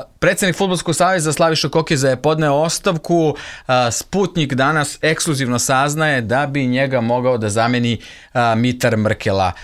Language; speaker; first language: Serbian; native; Serbian